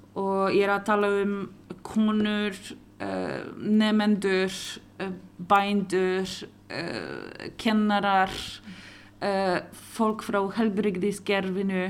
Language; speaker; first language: Icelandic; non-native, local second language; Polish